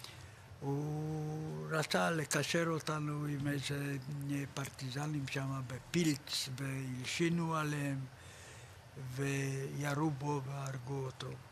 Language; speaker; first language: Hebrew; non-native, fluent; Polish